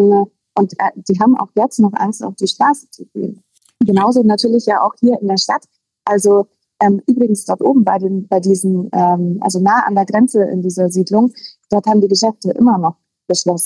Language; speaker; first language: German; native; German